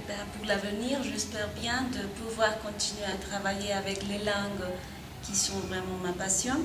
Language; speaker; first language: French; non-native, fluent; Spanish